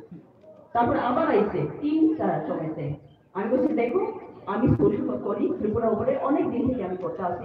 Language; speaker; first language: Bangla; non-native, local second language; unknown